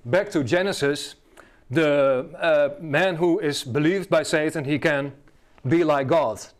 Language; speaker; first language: English; non-native, fluent; Dutch